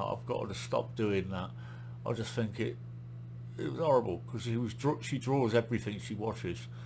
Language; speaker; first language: English; native; English